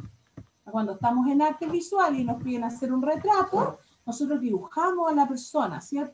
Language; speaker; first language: Spanish; native; Spanish